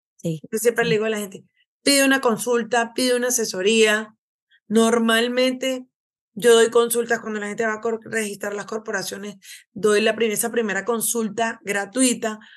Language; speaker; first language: Spanish; native; Spanish